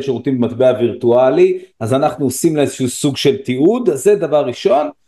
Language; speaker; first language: Hebrew; native; Hebrew